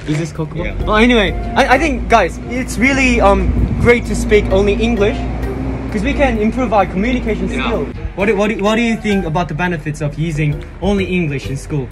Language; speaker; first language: English; non-native, learner; Korean